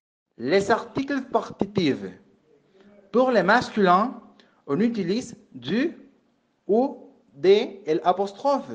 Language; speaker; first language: French; non-native, fluent; Spanish